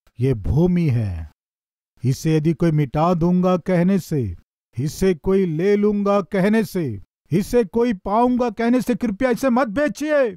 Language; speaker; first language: Hindi; non-native, local second language; Telugu